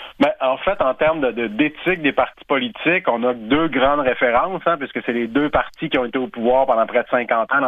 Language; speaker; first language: French; native; French